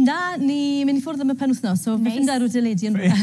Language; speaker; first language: Welsh; native; Welsh